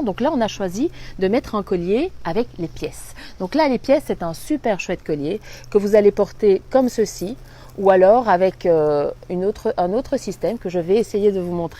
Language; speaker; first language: French; native; French